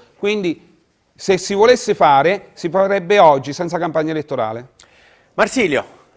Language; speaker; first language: Italian; native; Italian